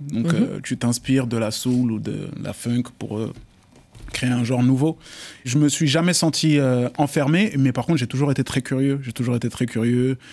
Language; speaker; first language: French; native; French